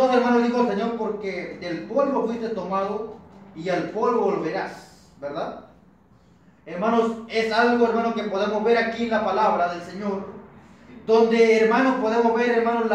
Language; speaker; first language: Spanish; native; Spanish